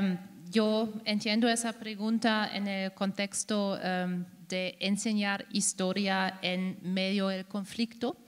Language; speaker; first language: Spanish; non-native, fluent; German